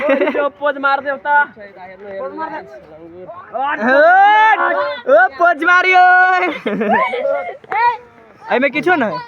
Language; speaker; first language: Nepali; non-native, local second language; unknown